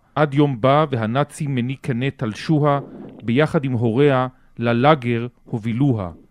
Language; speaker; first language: Hebrew; native; Hebrew